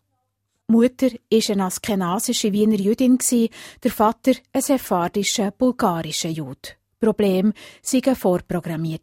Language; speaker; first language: German; native; German